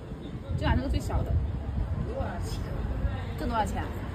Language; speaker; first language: Chinese; native; Chinese